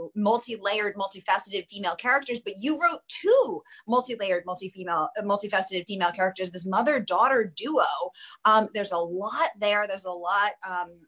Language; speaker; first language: English; native; English